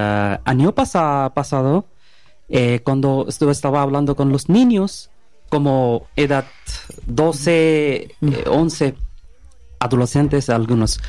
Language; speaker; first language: Spanish; non-native, learner; Bangla